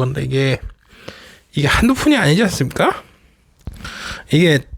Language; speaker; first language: Korean; native; Korean